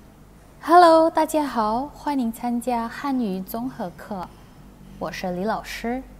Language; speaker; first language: Chinese; non-native, fluent; Indonesian